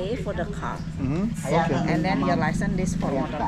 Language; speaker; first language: English; non-native, learner; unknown